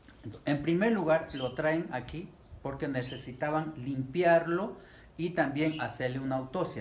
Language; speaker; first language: Spanish; native; Spanish